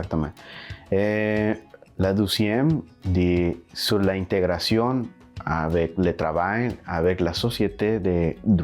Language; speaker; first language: French; non-native, learner; Spanish